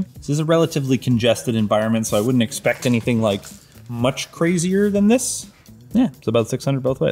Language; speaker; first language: English; native; English